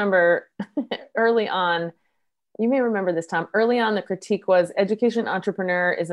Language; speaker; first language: English; native; English